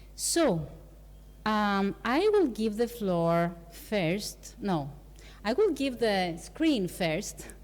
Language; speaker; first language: English; non-native, fluent; Greek